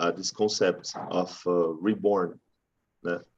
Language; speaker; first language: English; non-native, fluent; Portuguese